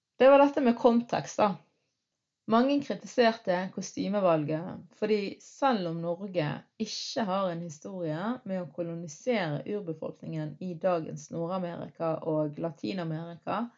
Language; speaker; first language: Norwegian; early bilingual, other home language; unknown